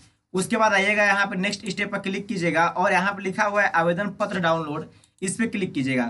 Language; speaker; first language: Hindi; native; Hindi